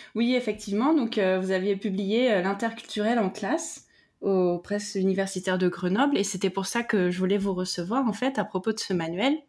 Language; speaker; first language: French; native; French